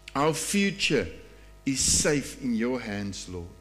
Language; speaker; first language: English; non-native, local second language; Afrikaans